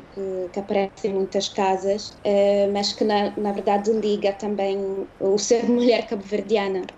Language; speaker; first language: Portuguese; early bilingual, heritage; Portuguese